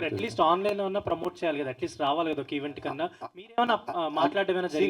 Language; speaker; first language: Telugu; native; Telugu